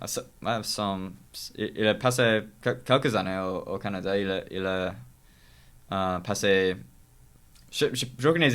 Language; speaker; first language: French; non-native, local second language; English